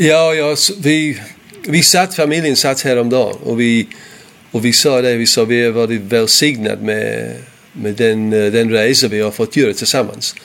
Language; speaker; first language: Swedish; non-native, fluent; English